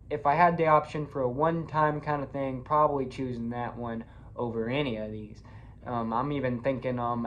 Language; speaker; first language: English; native; English